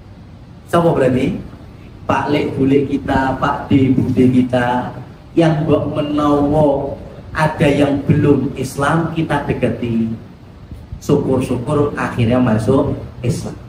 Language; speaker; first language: Indonesian; native; Indonesian